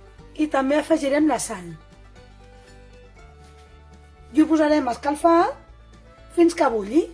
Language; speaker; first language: Catalan; native; Catalan